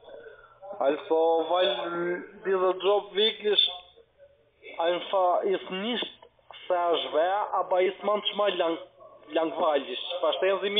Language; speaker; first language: German; non-native, learner; Albanian